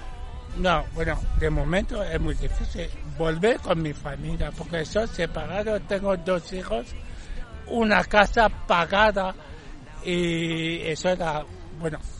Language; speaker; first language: Spanish; non-native, fluent; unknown